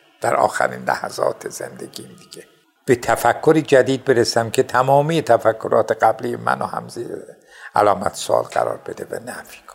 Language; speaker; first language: Persian; non-native, local second language; Azerbaijani